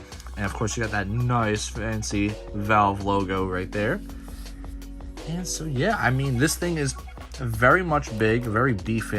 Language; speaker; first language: English; native; English